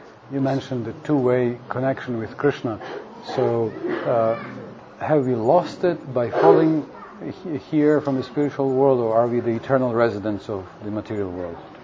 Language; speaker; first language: English; non-native, fluent; Russian